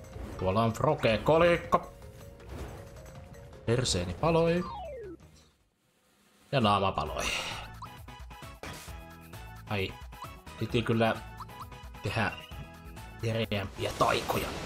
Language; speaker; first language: Finnish; native; Finnish